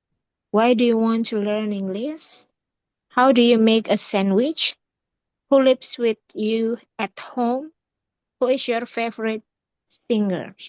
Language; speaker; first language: English; non-native, learner; Indonesian